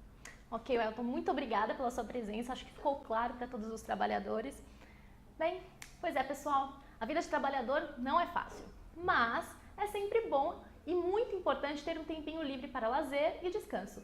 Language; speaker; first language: Portuguese; native; Portuguese